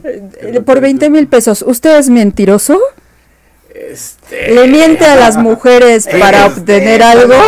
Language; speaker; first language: Spanish; native; Spanish